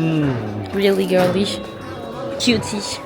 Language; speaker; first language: English; non-native, learner; French